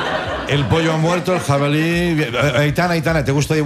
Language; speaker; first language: Spanish; native; Spanish